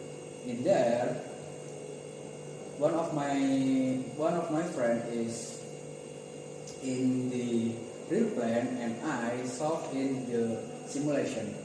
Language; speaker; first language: English; non-native, learner; Indonesian